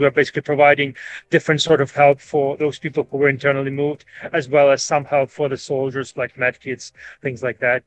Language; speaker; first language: English; non-native, fluent; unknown